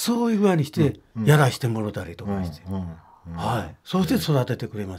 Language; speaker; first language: Japanese; native; Japanese